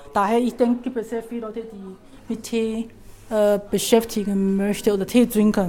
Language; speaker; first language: German; non-native, learner; Chinese